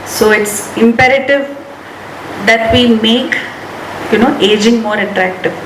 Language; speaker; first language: English; non-native, local second language; Malayalam